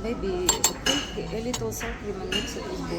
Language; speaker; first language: English; non-native, learner; Russian